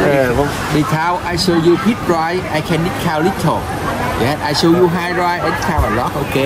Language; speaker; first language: English; non-native, learner; Vietnamese